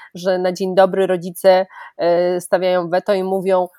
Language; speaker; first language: Polish; native; Polish